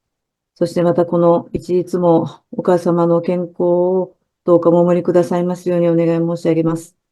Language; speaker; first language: Japanese; native; Japanese